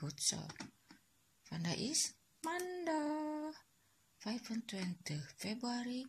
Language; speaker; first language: Dutch; non-native, learner; Indonesian